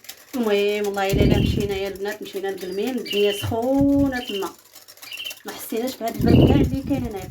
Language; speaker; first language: Arabic; native; Arabic